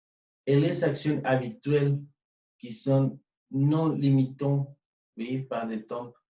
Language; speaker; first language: French; non-native, fluent; Spanish